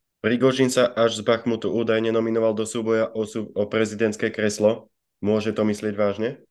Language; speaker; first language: Czech; native; Czech